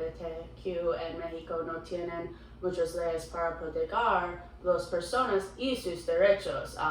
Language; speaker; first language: Spanish; non-native, learner; English